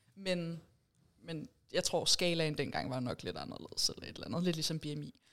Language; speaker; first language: Danish; early bilingual, other home language; Persian